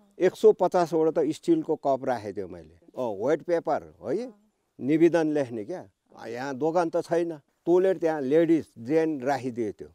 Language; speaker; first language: Nepali; non-native, local second language; Gurung